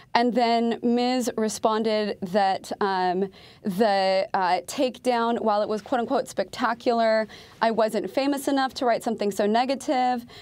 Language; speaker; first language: English; native; English